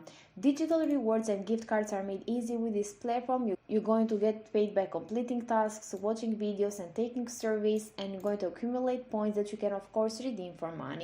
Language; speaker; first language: English; non-native, fluent; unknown